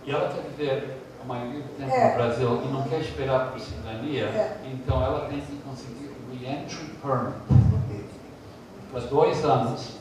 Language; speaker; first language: Portuguese; early bilingual, heritage; Portuguese